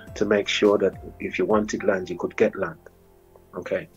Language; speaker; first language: English; native; English